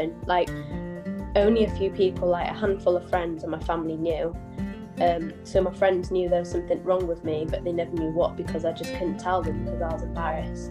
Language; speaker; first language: English; native; English